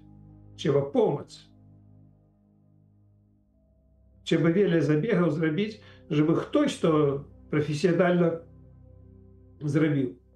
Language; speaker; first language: Polish; non-native, learner; Ukrainian